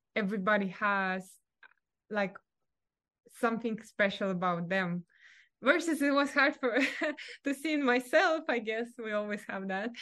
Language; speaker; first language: English; non-native, fluent; Russian